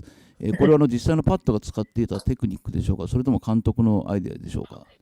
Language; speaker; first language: Japanese; native; Japanese